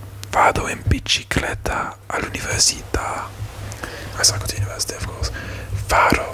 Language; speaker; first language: Italian; non-native, learner; English